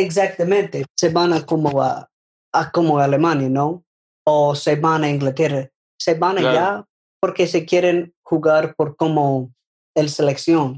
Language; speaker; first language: Spanish; non-native, learner; English